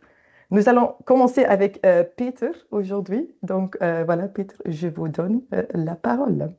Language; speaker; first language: French; native; French